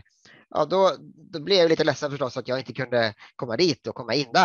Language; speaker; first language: Swedish; native; Swedish